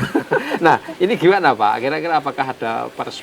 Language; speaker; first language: Indonesian; native; Indonesian